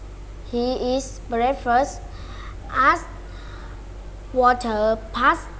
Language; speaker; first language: English; non-native, learner; Vietnamese